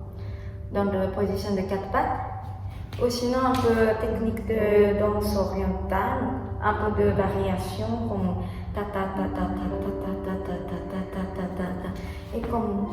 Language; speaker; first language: French; non-native, learner; Japanese